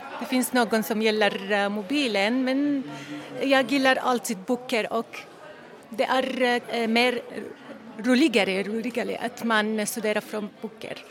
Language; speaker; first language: Swedish; non-native, learner; Arabic